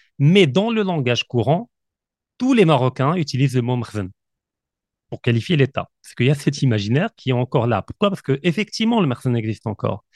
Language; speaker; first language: French; non-native, local second language; Arabic